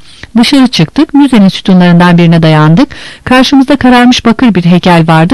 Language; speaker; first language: Turkish; native; Turkish